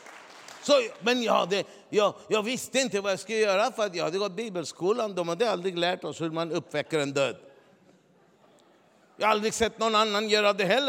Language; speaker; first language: Swedish; non-native, fluent; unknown